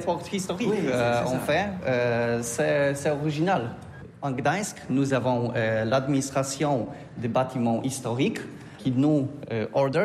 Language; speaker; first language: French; non-native, learner; Polish